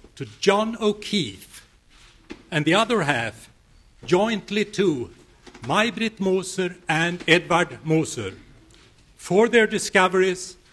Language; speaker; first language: English; non-native, fluent; Swedish